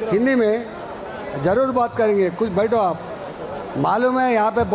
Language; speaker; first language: Hindi; non-native, local second language; Telugu